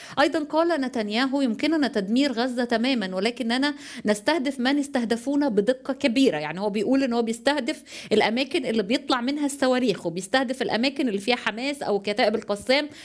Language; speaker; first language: Arabic; native; Arabic